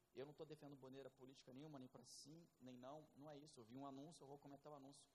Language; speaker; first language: Portuguese; native; Portuguese